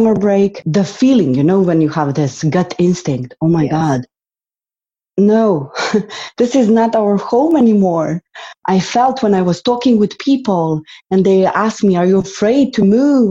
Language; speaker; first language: English; non-native, fluent; Slovenian